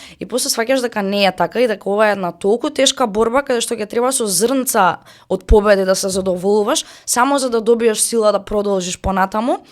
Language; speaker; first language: Macedonian; native; Macedonian